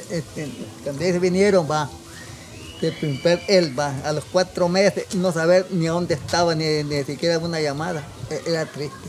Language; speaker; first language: Spanish; native; Spanish